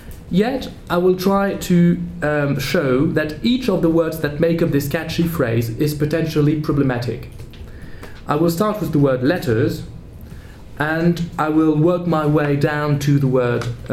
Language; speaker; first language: English; non-native, fluent; French